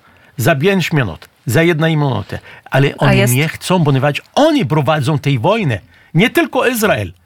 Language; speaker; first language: Polish; non-native, fluent; Arabic